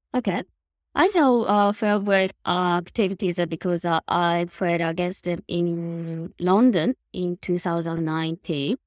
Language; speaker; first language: English; non-native, learner; Japanese